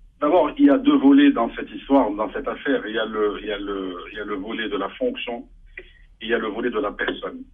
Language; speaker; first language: French; non-native, local second language; Arabic